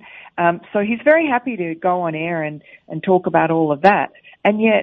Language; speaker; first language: English; native; English